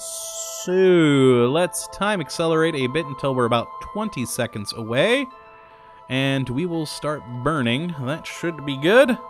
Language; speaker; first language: English; native; English